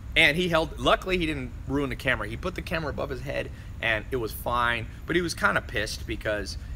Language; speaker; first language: English; native; English